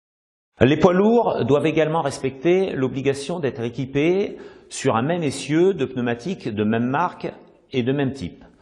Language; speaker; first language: French; native; French